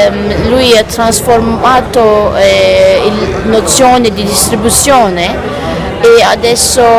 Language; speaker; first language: Italian; non-native, fluent; Turkish